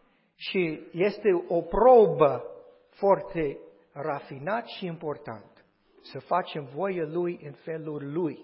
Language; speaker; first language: Romanian; non-native, fluent; English